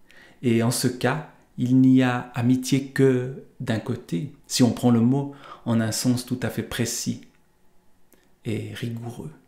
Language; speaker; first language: French; native; French